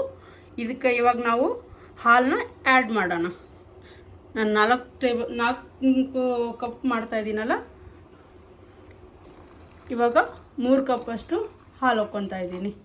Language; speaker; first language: Kannada; native; Kannada